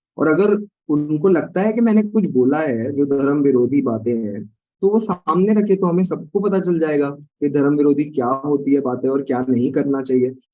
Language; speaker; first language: Hindi; non-native, local second language; Sindhi